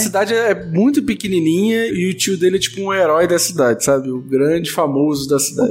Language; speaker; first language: Portuguese; native; Portuguese